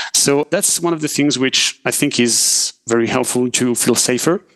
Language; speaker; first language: English; non-native, fluent; French